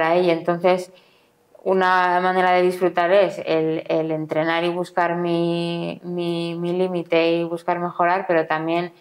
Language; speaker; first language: Spanish; native; Spanish